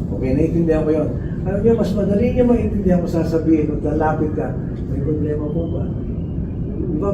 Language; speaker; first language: Filipino; native; Filipino